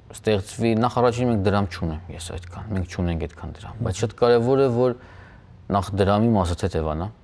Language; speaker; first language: Armenian; native; Armenian